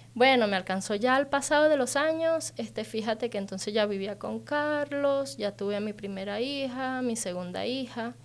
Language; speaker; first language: Spanish; native; Spanish